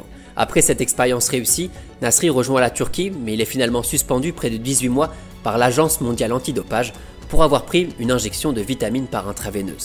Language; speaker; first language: French; native; French